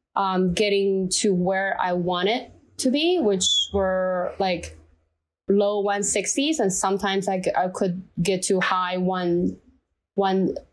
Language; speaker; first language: English; non-native, fluent; Chinese